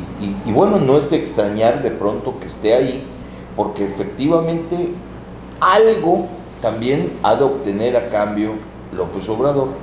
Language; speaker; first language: Spanish; native; Spanish